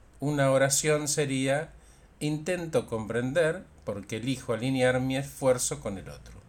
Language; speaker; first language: Spanish; native; Spanish